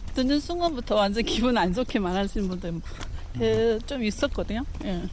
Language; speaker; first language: Korean; early bilingual, heritage; Korean